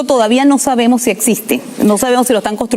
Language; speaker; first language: Spanish; native; Spanish